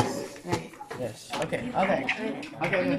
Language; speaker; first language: English; non-native, learner; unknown